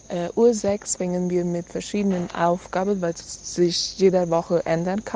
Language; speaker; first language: German; non-native, learner; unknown